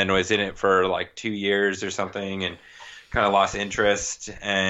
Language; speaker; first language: English; native; English